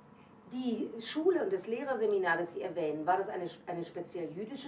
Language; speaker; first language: German; native; German